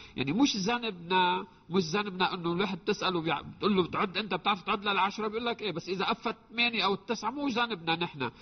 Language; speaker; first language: Arabic; native; Arabic